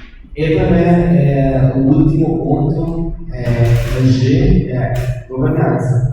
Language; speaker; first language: Portuguese; non-native, learner; Spanish